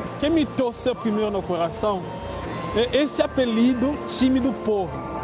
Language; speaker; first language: Portuguese; non-native, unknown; Lingala